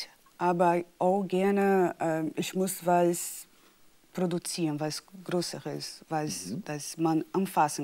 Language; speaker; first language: German; non-native, fluent; Portuguese